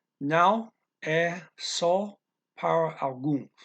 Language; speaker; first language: Portuguese; non-native, learner; English